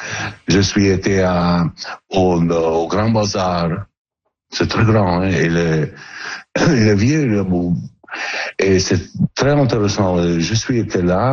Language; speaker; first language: French; non-native, learner; Italian